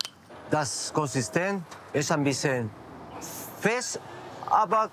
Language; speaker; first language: German; non-native, learner; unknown